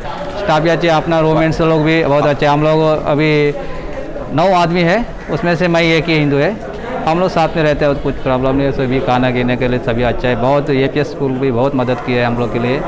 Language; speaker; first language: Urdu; non-native, local second language; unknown